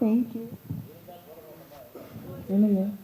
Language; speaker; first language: Tamil; early bilingual, heritage; Tamil